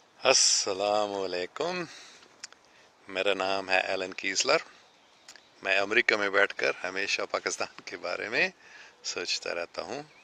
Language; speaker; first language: Hindi; non-native, fluent; English